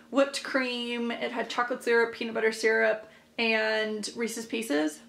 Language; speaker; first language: English; native; English